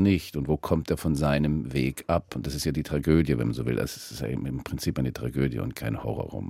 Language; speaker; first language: German; early bilingual, heritage; German